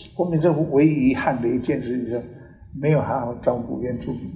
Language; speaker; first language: Chinese; non-native, local second language; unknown